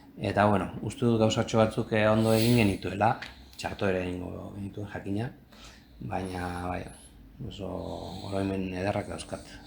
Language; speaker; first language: Basque; native; Basque